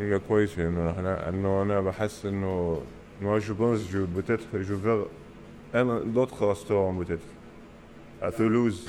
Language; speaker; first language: French; non-native, learner; Arabic